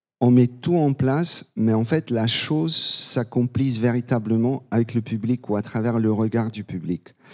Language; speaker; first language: French; non-native, fluent; Bulgarian